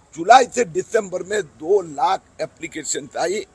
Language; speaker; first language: Hindi; non-native, local second language; Marathi